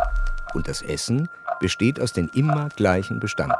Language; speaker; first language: German; native; German